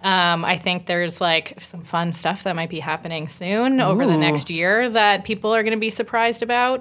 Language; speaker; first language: English; native; English